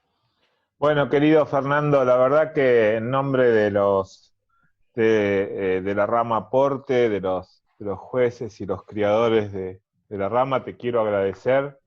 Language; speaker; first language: Spanish; native; Spanish